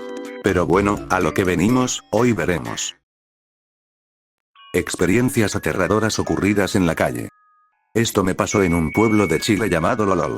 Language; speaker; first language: Spanish; native; Spanish